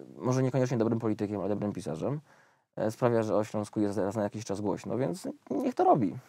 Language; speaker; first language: Polish; native; Polish